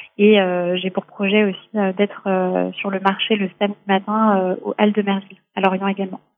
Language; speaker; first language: French; native; French